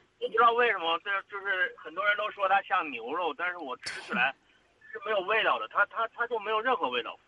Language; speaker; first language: Chinese; native; Chinese